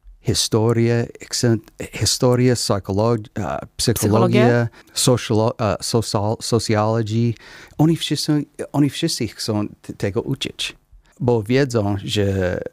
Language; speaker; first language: Polish; non-native, learner; English